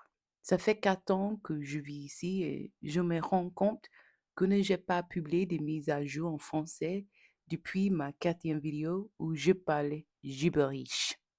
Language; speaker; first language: French; non-native, learner; English